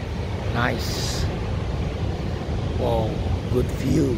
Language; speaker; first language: English; non-native, learner; Indonesian